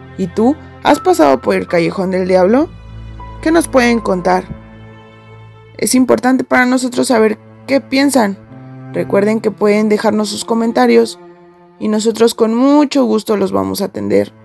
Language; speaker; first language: Spanish; native; Spanish